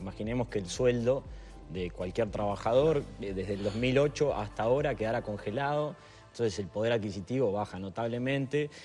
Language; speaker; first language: Spanish; native; Spanish